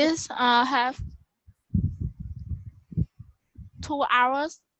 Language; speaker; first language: English; non-native, learner; Vietnamese